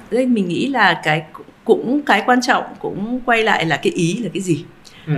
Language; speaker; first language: Vietnamese; early bilingual, heritage; Vietnamese